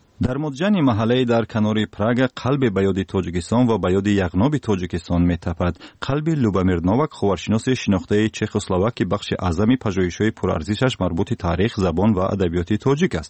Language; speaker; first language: Tajik; native; Tajik